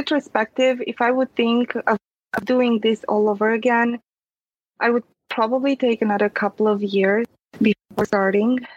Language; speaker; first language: English; non-native, fluent; Romanian